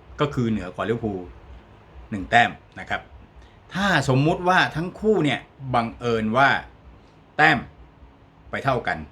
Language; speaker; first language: Thai; native; Thai